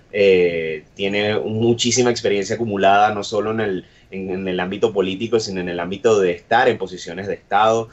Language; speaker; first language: Spanish; native; Spanish